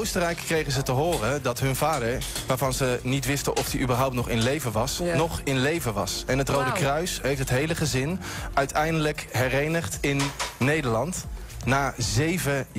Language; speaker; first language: Dutch; native; Dutch